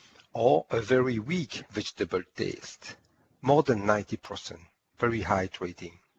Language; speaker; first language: English; non-native, fluent; French